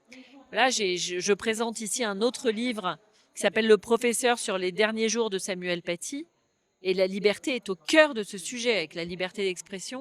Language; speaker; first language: French; native; French